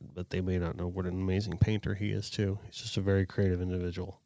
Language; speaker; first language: English; native; English